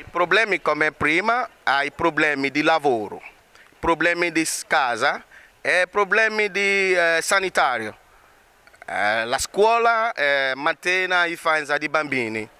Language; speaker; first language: Italian; non-native, learner; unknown